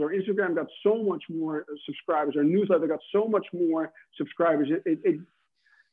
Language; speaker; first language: English; non-native, fluent; Dutch